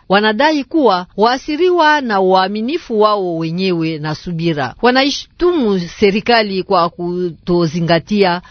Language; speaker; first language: Swahili; native; Swahili